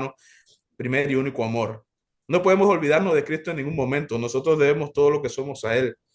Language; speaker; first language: Spanish; native; Spanish